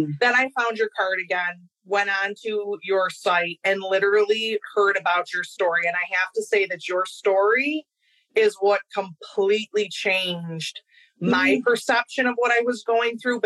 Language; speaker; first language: English; native; English